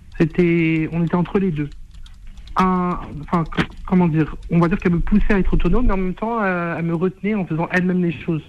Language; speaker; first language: French; native; French